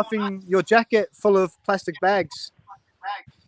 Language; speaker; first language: English; native; English